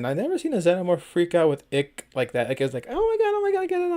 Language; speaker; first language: English; native; English